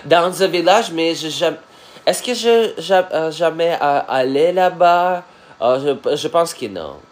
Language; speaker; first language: French; non-native, learner; Russian